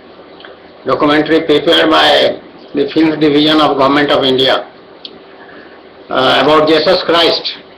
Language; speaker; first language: English; non-native, local second language; Odia